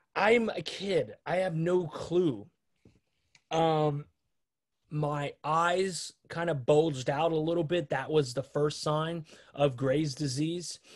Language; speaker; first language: English; native; English